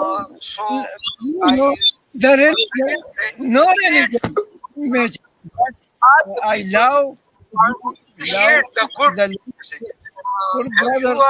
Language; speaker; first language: English; non-native, learner; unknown